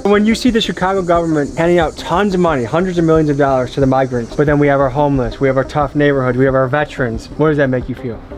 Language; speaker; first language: English; native; English